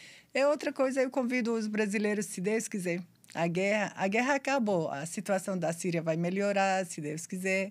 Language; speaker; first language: Portuguese; non-native, fluent; Arabic